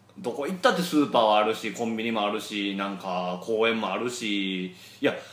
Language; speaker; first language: Japanese; native; Japanese